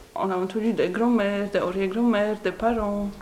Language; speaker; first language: French; non-native, learner; Polish